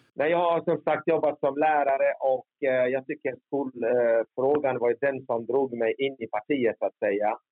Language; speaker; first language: Swedish; early bilingual, other home language; Turoyo